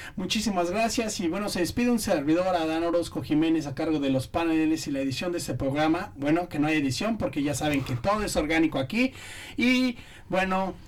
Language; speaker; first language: Spanish; native; Spanish